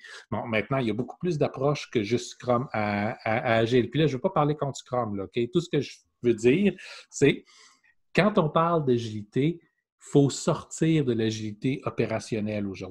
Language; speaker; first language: French; native; French